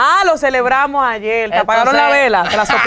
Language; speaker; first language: Spanish; native; Spanish